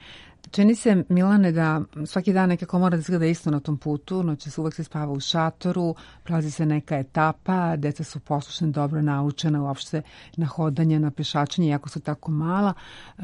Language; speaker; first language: Serbian; native; Serbian